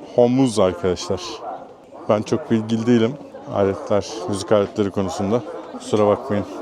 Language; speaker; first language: Turkish; native; Turkish